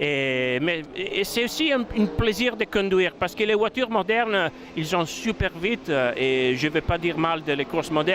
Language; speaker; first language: French; non-native, fluent; Italian